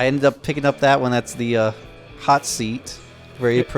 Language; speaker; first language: English; native; English